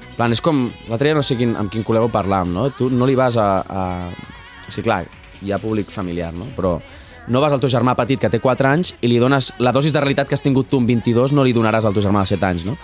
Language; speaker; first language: Catalan; native; Catalan